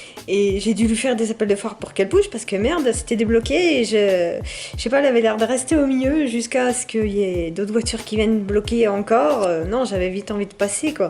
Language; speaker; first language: French; native; French